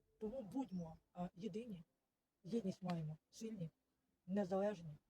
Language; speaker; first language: Ukrainian; non-native, local second language; Russian